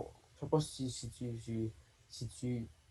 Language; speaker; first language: French; native; French